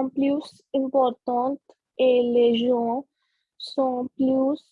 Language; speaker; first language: French; non-native, learner; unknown